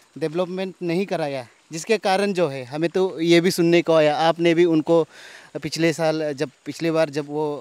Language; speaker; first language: Hindi; non-native, local second language; Nyishi